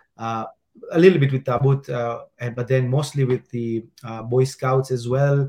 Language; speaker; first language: English; non-native, local second language; Gujarati